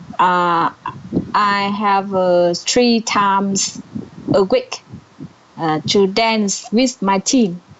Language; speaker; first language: English; non-native, learner; Vietnamese